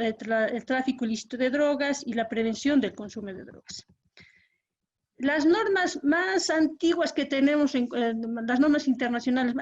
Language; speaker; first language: Spanish; native; Spanish